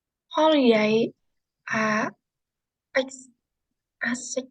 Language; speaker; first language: English; non-native, learner; Vietnamese